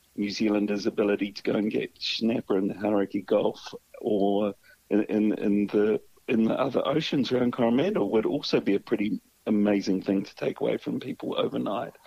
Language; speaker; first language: English; native; English